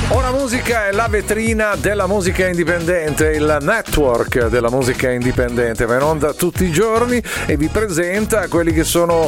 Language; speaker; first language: Italian; native; Italian